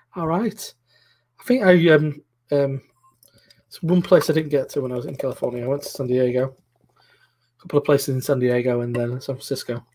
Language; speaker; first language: English; native; English